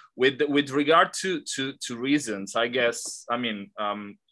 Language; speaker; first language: English; non-native, fluent; Italian